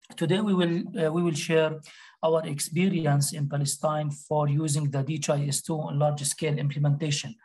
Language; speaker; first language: English; non-native, fluent; Arabic